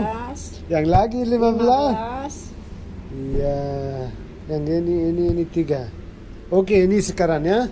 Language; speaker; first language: Indonesian; non-native, learner; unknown